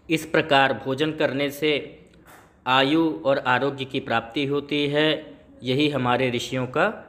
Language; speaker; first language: Hindi; native; Hindi